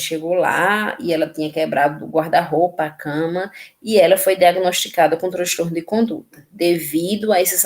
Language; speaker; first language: Portuguese; native; Portuguese